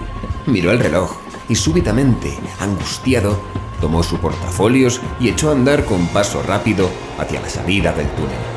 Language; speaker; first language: Spanish; native; Spanish